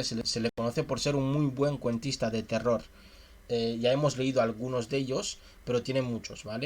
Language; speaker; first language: Spanish; native; Spanish